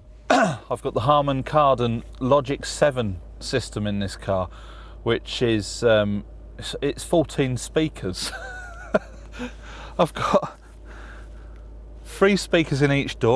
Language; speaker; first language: English; native; English